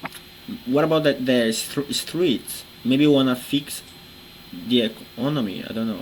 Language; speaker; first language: English; non-native, fluent; Portuguese